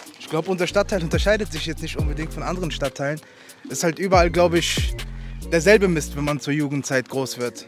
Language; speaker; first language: German; early bilingual, other home language; Persian